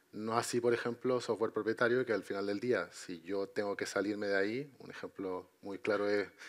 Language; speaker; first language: Spanish; native; Spanish